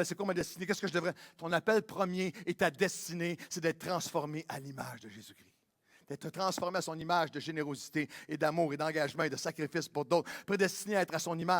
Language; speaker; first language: French; native; French